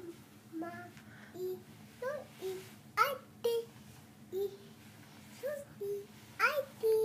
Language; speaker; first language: Spanish; early bilingual, heritage; Spanish